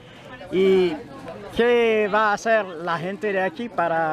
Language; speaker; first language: Spanish; non-native, fluent; French